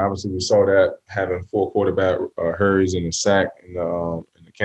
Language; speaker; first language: English; native; English